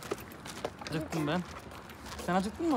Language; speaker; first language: Turkish; native; Turkish